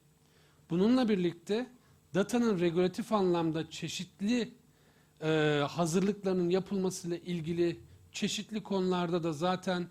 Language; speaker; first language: Turkish; native; Turkish